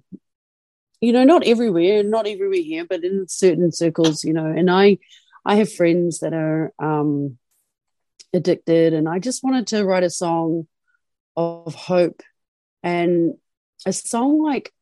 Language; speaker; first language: English; native; English